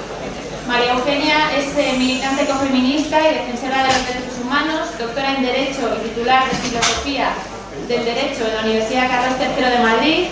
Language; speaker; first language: Spanish; native; Spanish